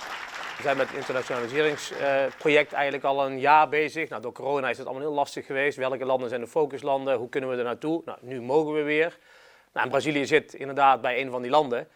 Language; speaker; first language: Dutch; native; Dutch